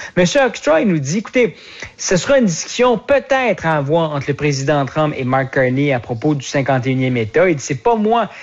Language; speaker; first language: French; native; French